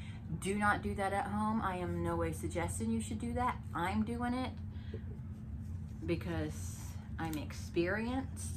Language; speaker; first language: English; native; English